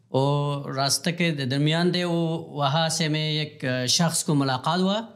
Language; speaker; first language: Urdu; non-native, learner; Pashto